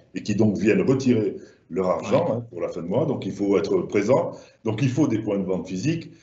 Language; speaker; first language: French; native; French